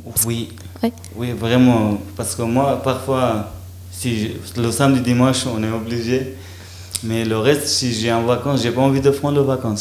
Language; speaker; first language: French; non-native, learner; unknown